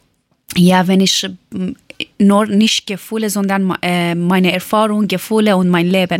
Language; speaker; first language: German; non-native, learner; Persian